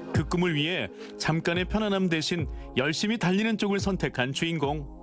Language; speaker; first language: Korean; native; Korean